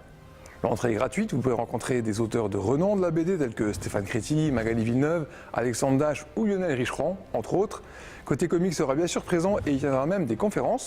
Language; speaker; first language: French; native; French